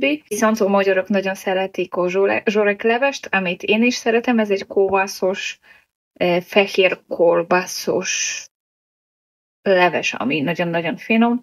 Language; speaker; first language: Hungarian; non-native, learner; Polish